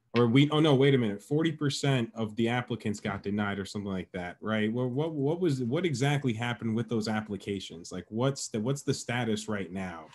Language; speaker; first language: English; native; English